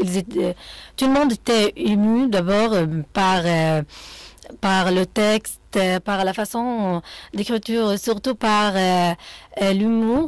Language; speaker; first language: French; non-native, fluent; Arabic